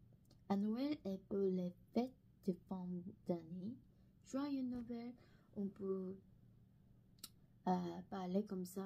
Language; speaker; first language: French; non-native, learner; Korean